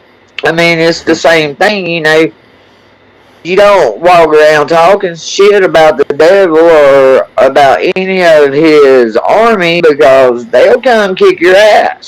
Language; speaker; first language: English; native; English